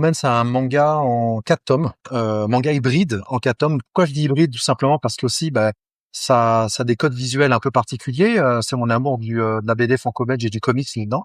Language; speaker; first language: French; native; French